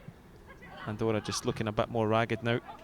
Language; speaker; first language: English; native; English